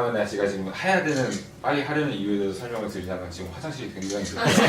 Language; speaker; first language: Korean; native; Korean